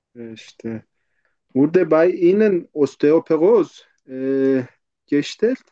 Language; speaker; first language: German; non-native, fluent; Turkish